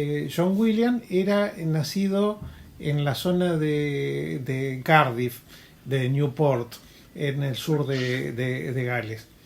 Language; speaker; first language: Spanish; native; Spanish